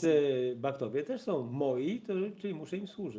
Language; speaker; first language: Polish; native; Polish